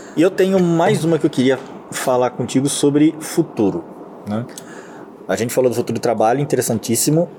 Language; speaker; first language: Portuguese; native; Portuguese